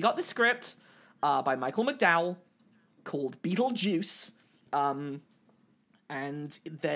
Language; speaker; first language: English; native; English